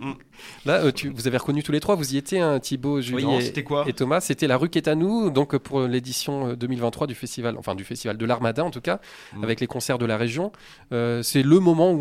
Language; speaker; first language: French; native; French